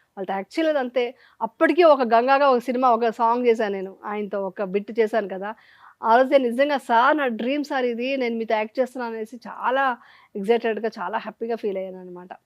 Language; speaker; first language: Telugu; native; Telugu